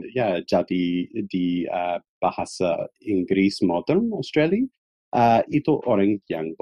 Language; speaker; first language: Indonesian; non-native, fluent; English